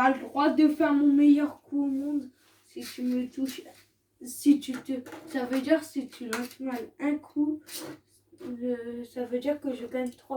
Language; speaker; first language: French; native; French